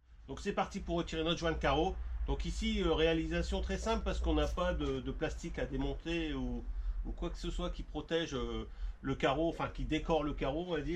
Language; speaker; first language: French; native; French